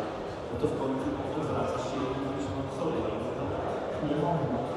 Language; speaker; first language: Polish; native; Polish